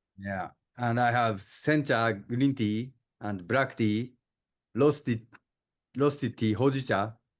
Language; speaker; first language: English; non-native, learner; Japanese